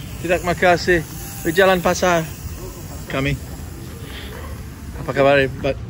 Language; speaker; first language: Indonesian; non-native, learner; English